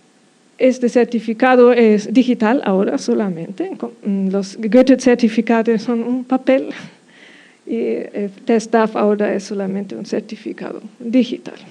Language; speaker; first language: Spanish; non-native, fluent; German